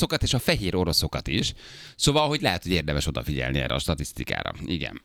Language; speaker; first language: Hungarian; native; Hungarian